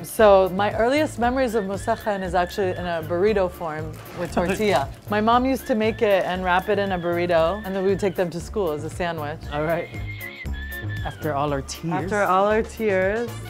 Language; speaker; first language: English; native; English